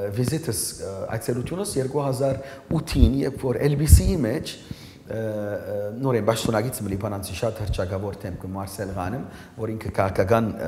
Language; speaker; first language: Armenian; early bilingual, heritage; Armenian